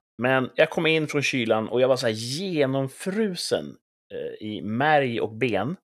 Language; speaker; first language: Swedish; native; Swedish